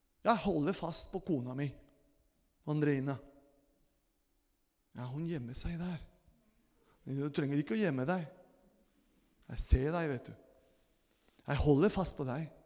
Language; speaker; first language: Norwegian; non-native, fluent; Spanish